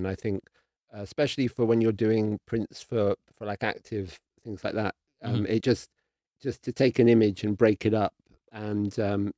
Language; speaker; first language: English; native; English